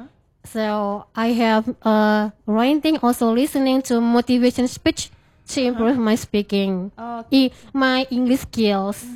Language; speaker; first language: English; non-native, fluent; Indonesian